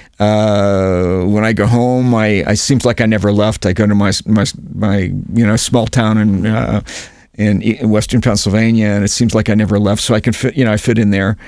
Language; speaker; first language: English; native; English